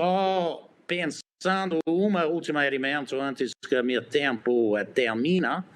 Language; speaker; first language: Portuguese; non-native, fluent; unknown